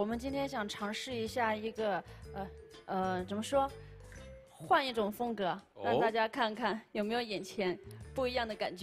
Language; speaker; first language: Chinese; native; Chinese